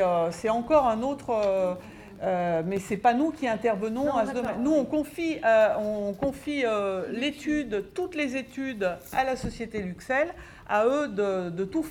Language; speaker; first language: French; native; French